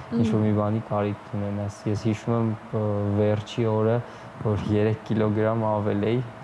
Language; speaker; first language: Armenian; native; Armenian